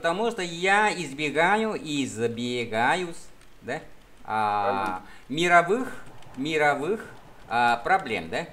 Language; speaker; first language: Russian; non-native, fluent; Vietnamese